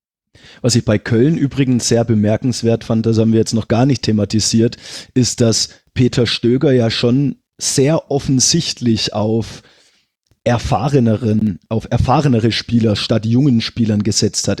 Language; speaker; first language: German; native; German